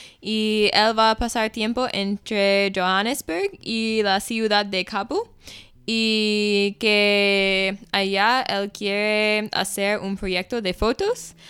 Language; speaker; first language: Spanish; non-native, fluent; English